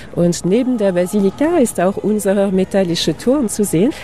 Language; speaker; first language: German; non-native, fluent; French